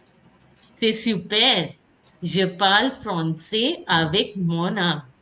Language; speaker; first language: French; non-native, fluent; Hindi